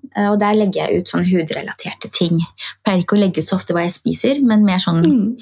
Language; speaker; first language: Norwegian; early bilingual, other home language; Arabic